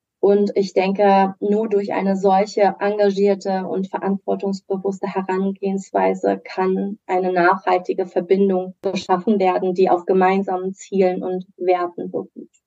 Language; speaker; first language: German; early bilingual, other home language; Persian